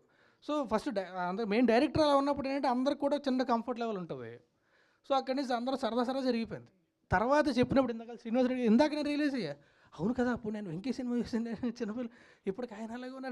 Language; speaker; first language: Telugu; native; Telugu